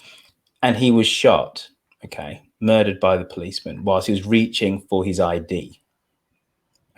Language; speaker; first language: English; native; English